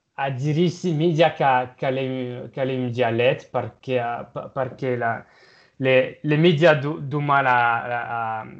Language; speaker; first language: French; non-native, local second language; German